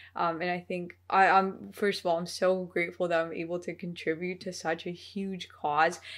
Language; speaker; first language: English; early bilingual, other home language; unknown